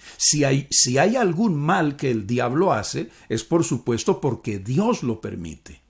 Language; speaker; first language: Spanish; native; Spanish